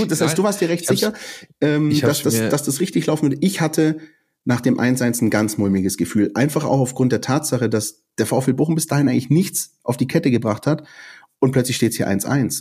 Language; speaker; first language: German; native; German